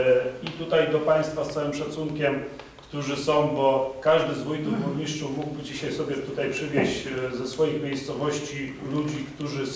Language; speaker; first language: Polish; native; Polish